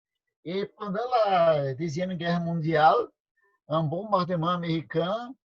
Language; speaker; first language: French; non-native, learner; Portuguese